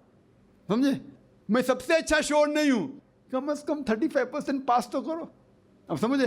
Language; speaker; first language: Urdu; non-native, local second language; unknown